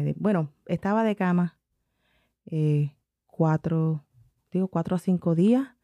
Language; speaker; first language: Spanish; early bilingual, heritage; Spanish